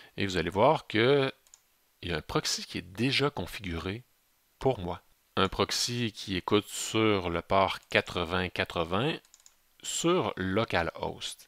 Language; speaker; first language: French; native; French